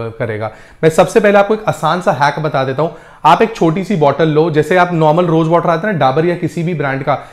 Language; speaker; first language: Hindi; native; Hindi